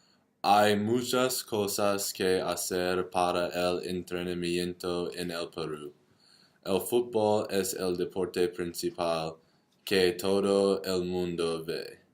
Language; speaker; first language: Spanish; non-native, learner; English